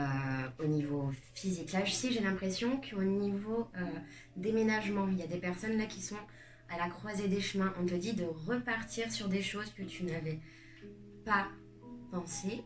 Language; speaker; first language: French; native; French